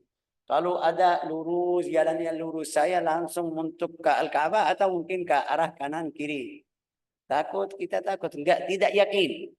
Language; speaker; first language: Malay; non-native, fluent; Arabic